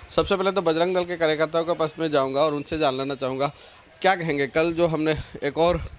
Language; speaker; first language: Hindi; non-native, local second language; Assamese